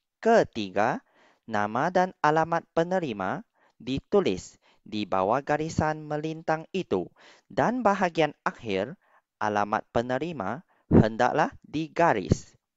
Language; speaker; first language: Malay; non-native, local second language; Chinese